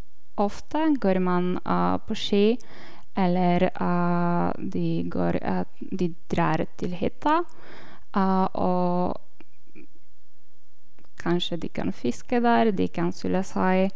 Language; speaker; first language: Norwegian; non-native, learner; Polish